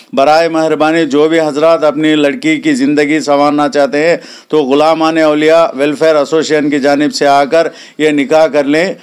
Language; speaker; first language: Hindi; non-native, local second language; Urdu